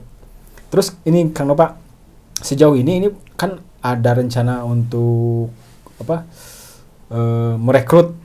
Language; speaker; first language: Indonesian; non-native, local second language; Sundanese